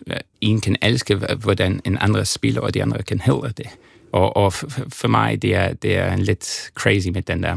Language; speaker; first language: Danish; non-native, fluent; English